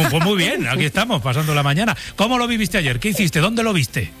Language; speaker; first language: Spanish; native; Spanish